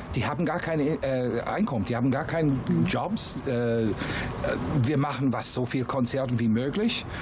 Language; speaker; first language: German; non-native, fluent; English